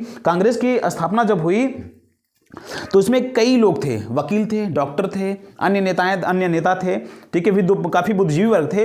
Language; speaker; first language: Hindi; native; Hindi